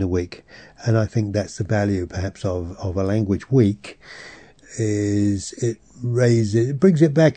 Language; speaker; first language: English; native; English